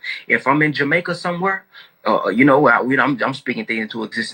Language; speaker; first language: English; native; English